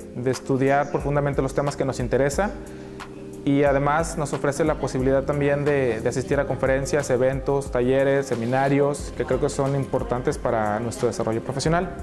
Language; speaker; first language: Spanish; native; Spanish